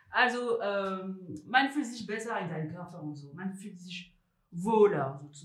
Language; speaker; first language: German; non-native, fluent; French